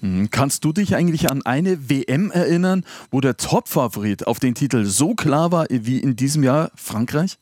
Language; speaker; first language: German; native; German